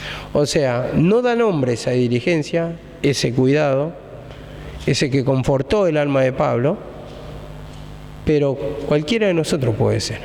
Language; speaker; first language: Spanish; native; Spanish